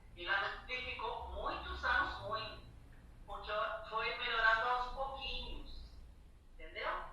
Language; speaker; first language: Portuguese; non-native, fluent; Spanish